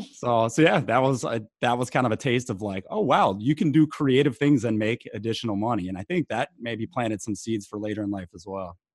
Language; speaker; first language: English; native; English